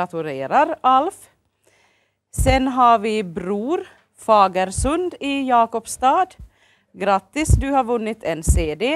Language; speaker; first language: Swedish; native; Swedish